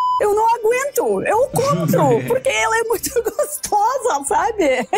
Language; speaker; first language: Portuguese; non-native, fluent; Russian